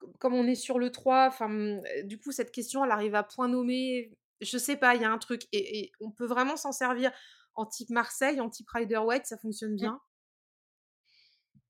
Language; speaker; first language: French; native; French